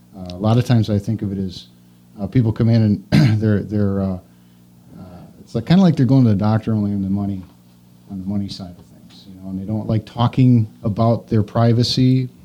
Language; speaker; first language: English; native; English